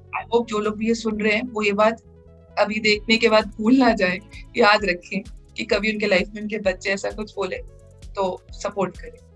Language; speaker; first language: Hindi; native; Hindi